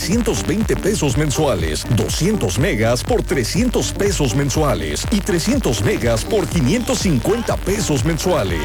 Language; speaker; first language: Spanish; native; Spanish